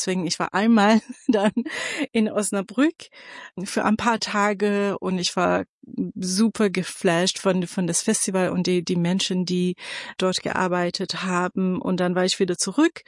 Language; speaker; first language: German; non-native, fluent; Persian